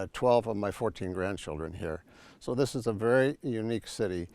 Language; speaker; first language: English; native; English